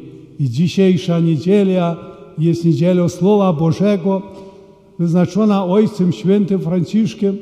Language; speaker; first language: Polish; early bilingual, heritage; Polish